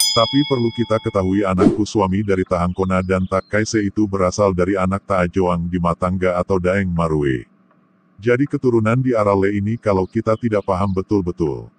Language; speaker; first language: Indonesian; non-native, local second language; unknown